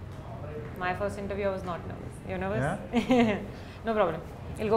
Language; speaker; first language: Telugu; non-native, learner; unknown